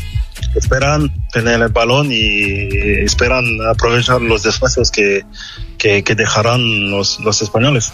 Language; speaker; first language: Spanish; non-native, fluent; French